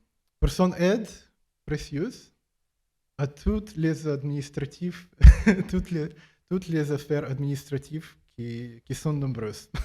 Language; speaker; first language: French; non-native, fluent; Ukrainian